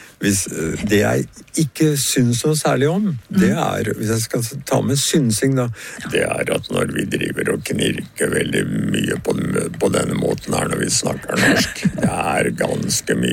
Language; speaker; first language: Norwegian; native; Norwegian